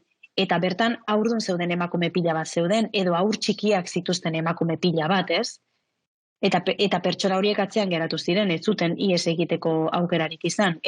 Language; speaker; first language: Basque; native; Basque